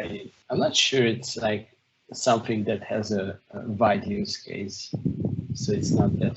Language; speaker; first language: English; non-native, fluent; Hungarian